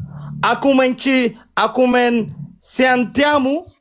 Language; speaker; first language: Indonesian; non-native, learner; Oromo